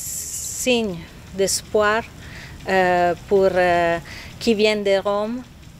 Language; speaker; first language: French; non-native, fluent; Italian